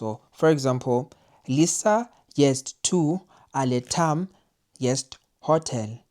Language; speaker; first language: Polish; non-native, learner; English